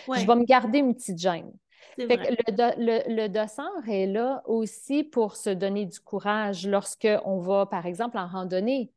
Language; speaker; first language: French; native; French